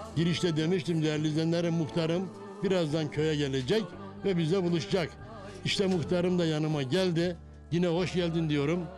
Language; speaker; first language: Turkish; native; Turkish